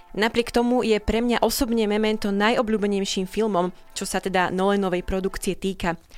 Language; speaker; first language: Slovak; native; Slovak